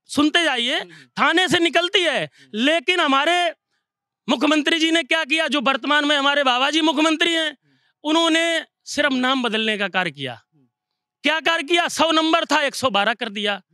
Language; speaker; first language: Hindi; native; Hindi